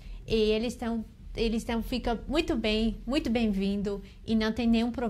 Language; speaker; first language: Portuguese; non-native, learner; English